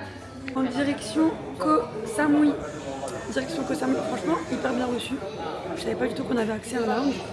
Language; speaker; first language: French; native; French